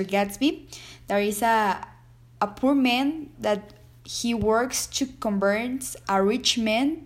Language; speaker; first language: English; non-native, learner; Spanish